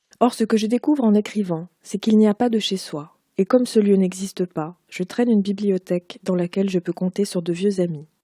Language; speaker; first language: French; native; French